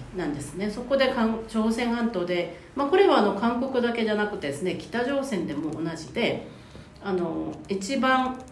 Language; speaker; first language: Japanese; non-native, fluent; Korean